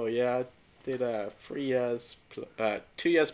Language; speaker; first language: English; native; English